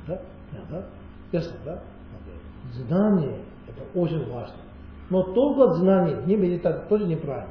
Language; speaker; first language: Russian; non-native, learner; Tibetan